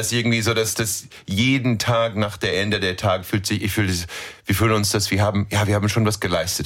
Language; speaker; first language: German; non-native, fluent; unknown